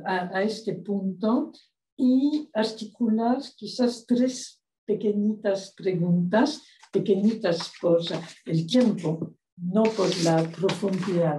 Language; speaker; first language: Spanish; non-native, fluent; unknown